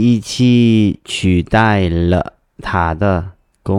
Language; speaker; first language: Chinese; non-native, learner; English